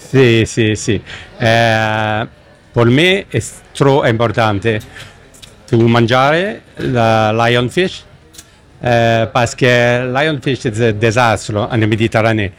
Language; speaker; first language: Italian; non-native, learner; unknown